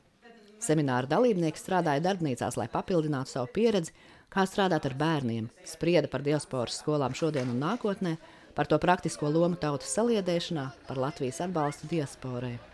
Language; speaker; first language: Latvian; native; Latvian